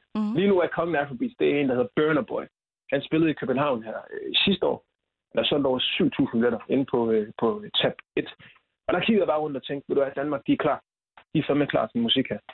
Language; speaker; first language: Danish; early bilingual, other home language; Swahili